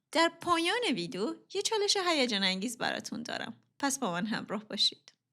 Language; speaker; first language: Persian; native; Persian